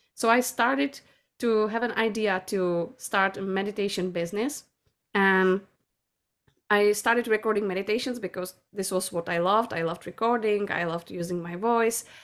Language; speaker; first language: English; non-native, fluent; Czech